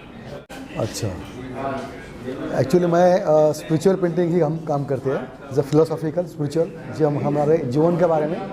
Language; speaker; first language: Hindi; non-native, local second language; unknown